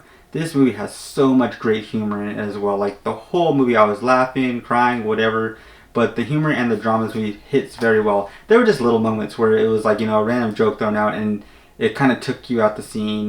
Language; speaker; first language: English; native; English